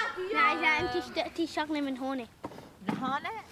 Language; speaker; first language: Dutch; non-native, learner; Arabic